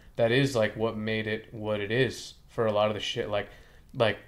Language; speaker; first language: English; non-native, fluent; Spanish